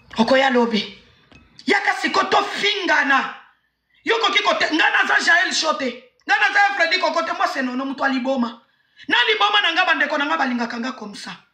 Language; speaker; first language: Lingala; non-native, local second language; Swahili